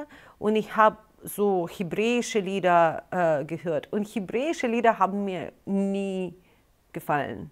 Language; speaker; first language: German; non-native, fluent; Russian